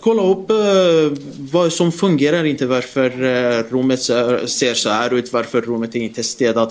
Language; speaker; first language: Swedish; non-native, fluent; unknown